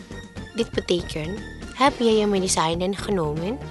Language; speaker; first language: Dutch; non-native, local second language; Indonesian